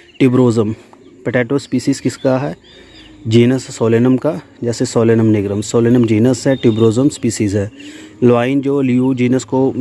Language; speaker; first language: Hindi; non-native, local second language; Punjabi